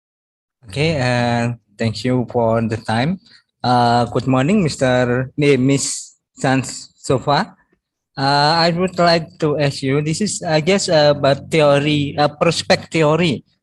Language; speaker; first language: English; non-native, learner; Indonesian